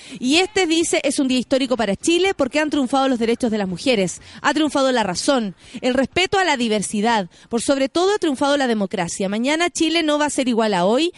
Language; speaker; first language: Spanish; native; Spanish